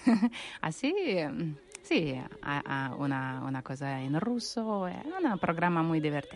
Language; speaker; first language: Spanish; non-native, learner; Russian